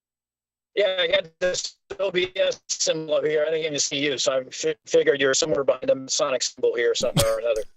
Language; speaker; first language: English; native; English